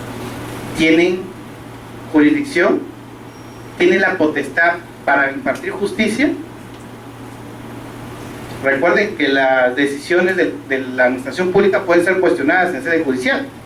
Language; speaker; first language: Spanish; native; Spanish